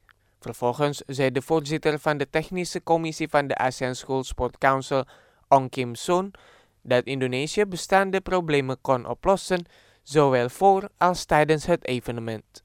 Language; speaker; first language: Dutch; non-native, fluent; Indonesian